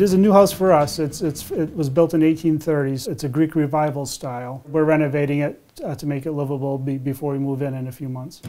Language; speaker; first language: English; native; English